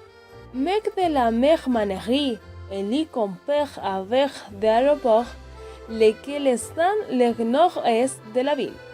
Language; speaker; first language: French; non-native, learner; Spanish